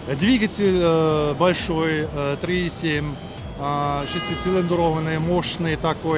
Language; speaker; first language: Russian; native; Russian